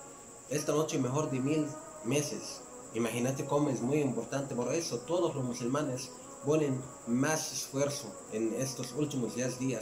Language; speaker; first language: Spanish; non-native, learner; Arabic